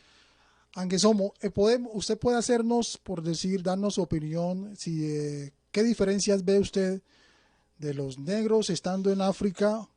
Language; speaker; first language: Spanish; native; Spanish